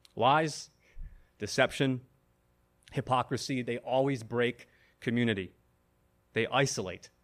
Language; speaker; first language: English; native; English